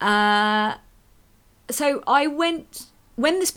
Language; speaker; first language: English; native; English